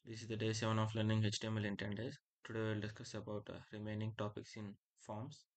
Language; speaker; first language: English; non-native, local second language; Telugu